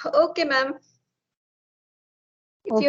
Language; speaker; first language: English; non-native, learner; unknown